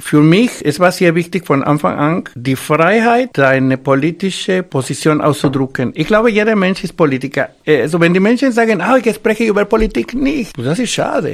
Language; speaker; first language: German; non-native, fluent; Spanish